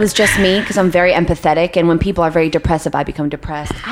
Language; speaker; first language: English; early bilingual, other home language; Hebrew